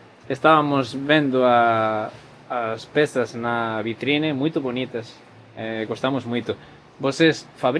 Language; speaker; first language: Portuguese; non-native, learner; Spanish